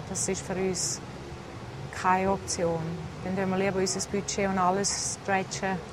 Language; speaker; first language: German; native; German